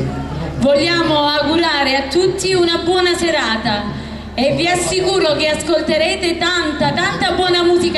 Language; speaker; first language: Italian; native; Italian